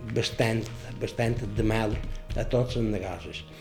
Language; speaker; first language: Catalan; native; Catalan